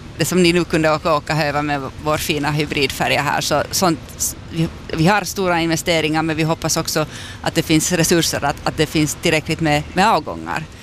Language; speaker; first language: Swedish; native; Swedish